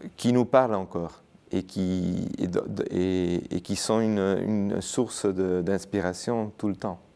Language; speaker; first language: French; non-native, fluent; Spanish